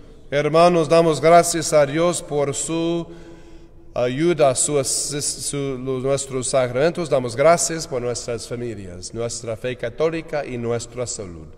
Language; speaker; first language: Spanish; non-native, learner; English